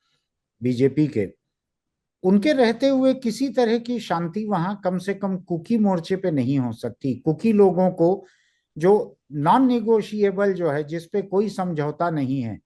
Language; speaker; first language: Hindi; native; Hindi